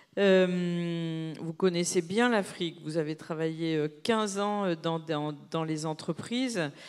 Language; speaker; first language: French; native; French